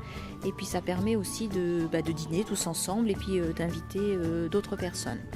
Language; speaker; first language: French; native; French